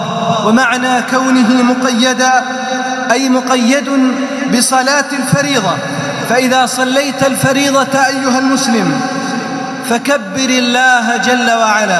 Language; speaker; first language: Arabic; native; Arabic